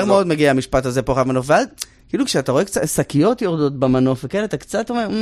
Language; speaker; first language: Hebrew; native; Hebrew